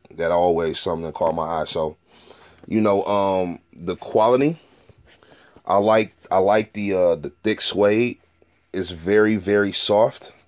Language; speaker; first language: English; native; English